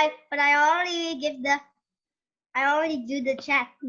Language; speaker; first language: English; non-native, learner; Indonesian